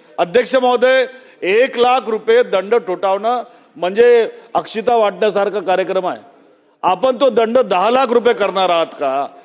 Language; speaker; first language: Marathi; native; Marathi